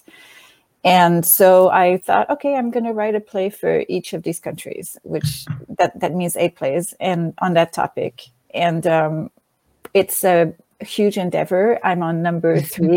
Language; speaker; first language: English; non-native, fluent; French